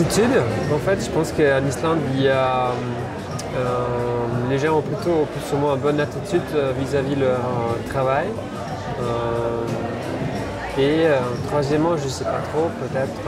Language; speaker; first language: French; non-native, fluent; Icelandic